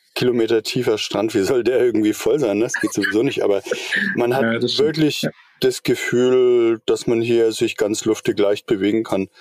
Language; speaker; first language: German; native; German